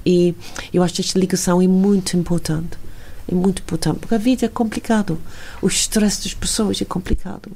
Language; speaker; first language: Portuguese; non-native, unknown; English